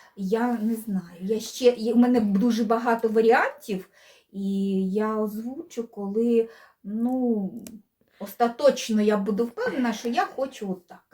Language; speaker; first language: Ukrainian; non-native, local second language; Russian